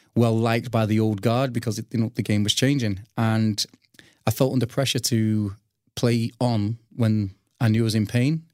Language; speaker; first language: English; native; English